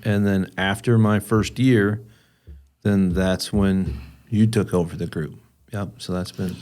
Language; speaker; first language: English; native; English